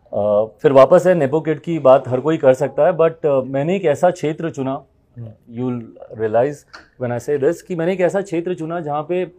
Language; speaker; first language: Hindi; native; Hindi